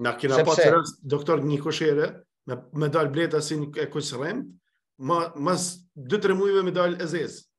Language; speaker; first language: Albanian; native; Albanian